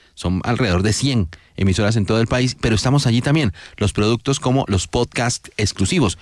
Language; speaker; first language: Spanish; native; Spanish